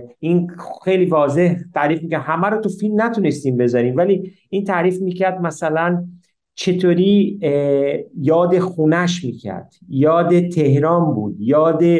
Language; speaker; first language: Persian; early bilingual, heritage; English